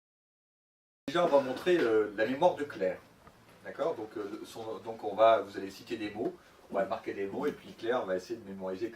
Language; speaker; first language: French; native; French